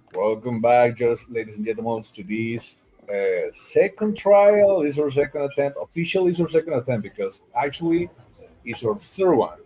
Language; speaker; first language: English; non-native, fluent; Spanish